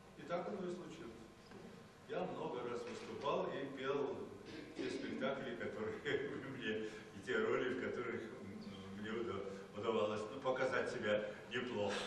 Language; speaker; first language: Russian; native; Russian